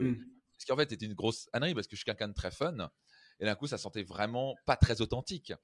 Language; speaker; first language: French; native; French